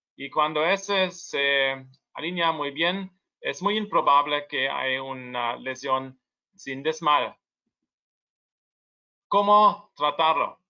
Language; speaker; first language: Spanish; non-native, learner; German